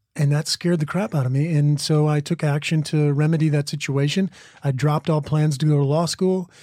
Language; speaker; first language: English; native; English